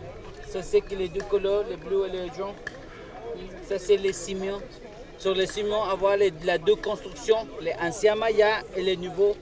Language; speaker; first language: French; non-native, fluent; Spanish